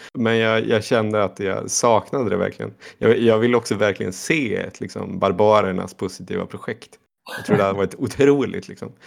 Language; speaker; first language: Swedish; native; Swedish